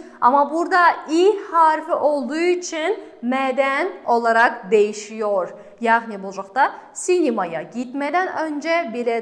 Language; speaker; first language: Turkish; non-native, fluent; Kazakh